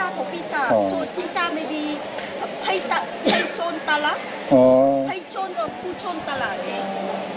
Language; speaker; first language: Korean; non-native, learner; Vietnamese